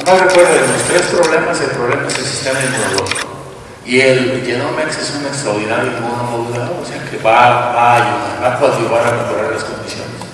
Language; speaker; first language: Spanish; native; Spanish